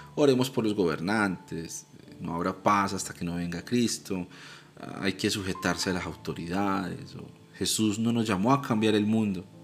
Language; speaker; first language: Spanish; native; Spanish